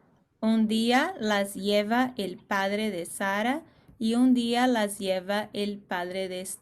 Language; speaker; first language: Spanish; non-native, learner; English